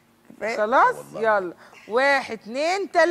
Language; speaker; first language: Arabic; native; Arabic